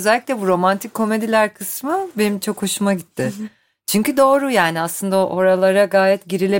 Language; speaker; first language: Turkish; native; Turkish